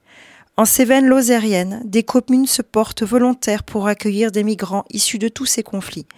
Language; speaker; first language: French; native; French